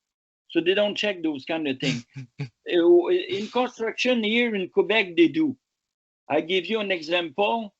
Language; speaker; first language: English; non-native, local second language; French